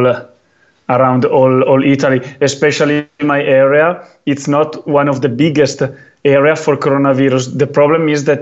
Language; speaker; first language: English; non-native, fluent; Italian